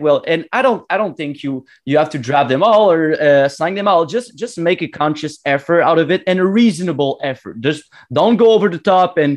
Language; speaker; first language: English; non-native, fluent; French